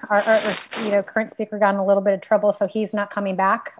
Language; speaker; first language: English; native; English